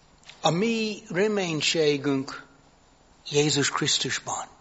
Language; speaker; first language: Hungarian; non-native, fluent; English